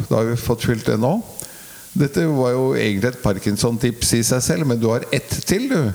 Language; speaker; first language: Norwegian; native; Norwegian